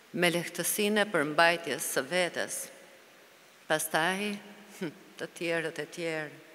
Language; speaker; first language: Italian; non-native, learner; Albanian